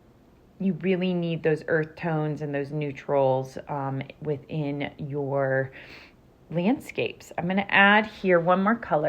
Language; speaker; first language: English; native; English